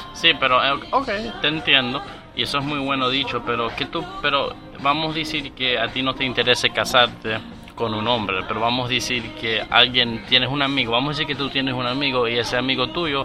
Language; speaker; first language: Spanish; early bilingual, heritage; Spanish